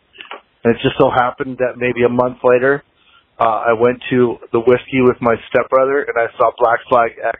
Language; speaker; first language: English; native; English